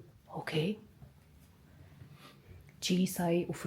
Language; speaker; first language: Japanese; non-native, learner; French